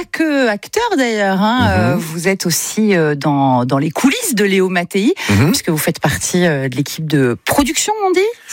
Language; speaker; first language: French; native; French